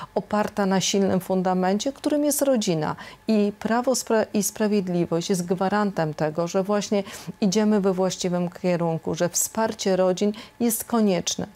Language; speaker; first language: Polish; native; Polish